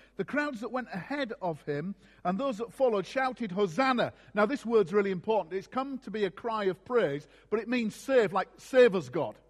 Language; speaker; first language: English; native; English